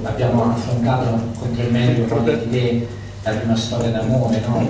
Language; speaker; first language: Italian; native; Italian